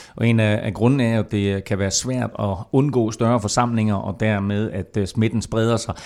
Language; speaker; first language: Danish; native; Danish